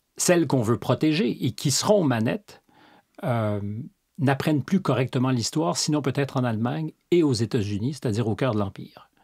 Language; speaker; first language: French; native; French